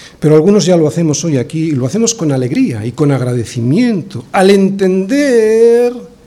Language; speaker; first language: Spanish; native; Spanish